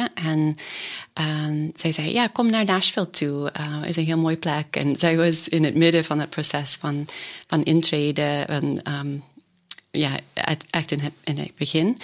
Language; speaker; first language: Dutch; non-native, fluent; English